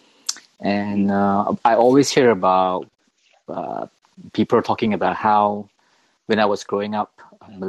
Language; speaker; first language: English; non-native, local second language; Cantonese